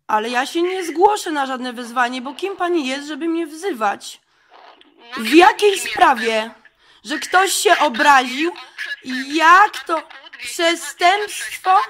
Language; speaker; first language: Polish; native; Polish